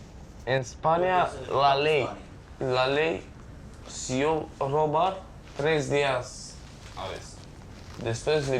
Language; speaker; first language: Spanish; non-native, learner; Romanian